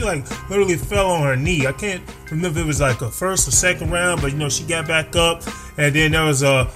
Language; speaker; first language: English; native; English